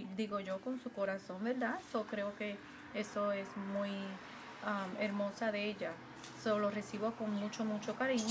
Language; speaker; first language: Spanish; early bilingual, heritage; Spanish